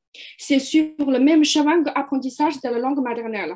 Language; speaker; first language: French; non-native, fluent; Chinese